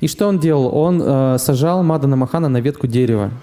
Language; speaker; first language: Russian; native; Russian